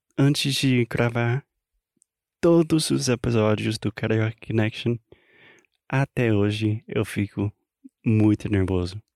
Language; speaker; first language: Portuguese; non-native, fluent; English